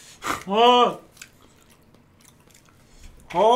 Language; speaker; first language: Korean; native; Korean